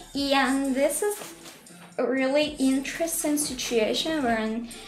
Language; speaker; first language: English; non-native, learner; Russian